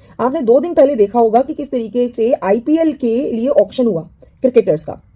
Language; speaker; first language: Hindi; native; Hindi